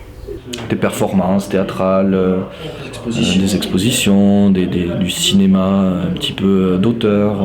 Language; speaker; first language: French; native; French